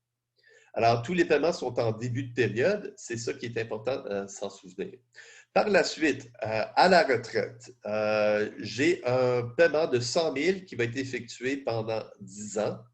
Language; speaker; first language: French; native; French